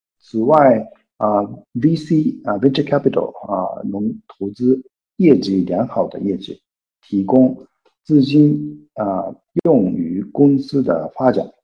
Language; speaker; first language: Chinese; non-native, fluent; Japanese